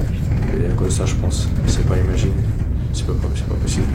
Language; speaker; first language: French; non-native, learner; Ukrainian